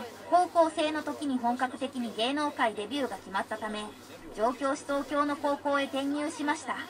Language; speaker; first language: Japanese; native; Japanese